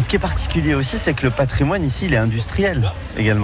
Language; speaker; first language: French; native; French